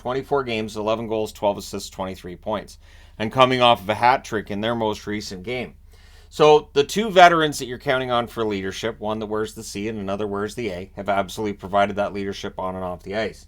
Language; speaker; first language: English; native; English